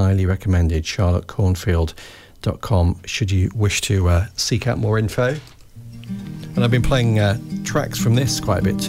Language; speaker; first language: English; native; English